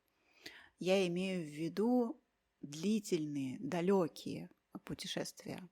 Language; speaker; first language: Russian; native; Russian